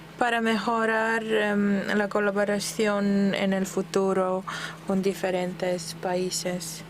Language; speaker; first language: Spanish; non-native, fluent; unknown